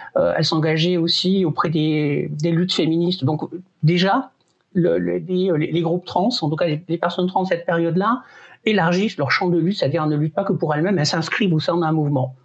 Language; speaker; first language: French; native; French